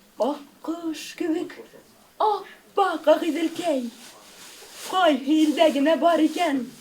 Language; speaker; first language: Tatar; native; Tatar